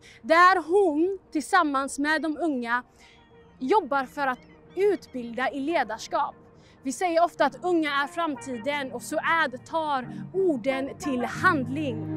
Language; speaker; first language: Swedish; native; Swedish